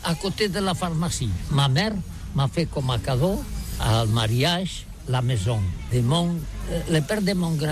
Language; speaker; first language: French; non-native, learner; Catalan